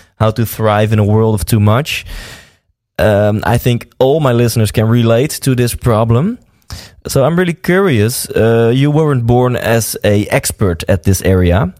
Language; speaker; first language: English; non-native, fluent; Dutch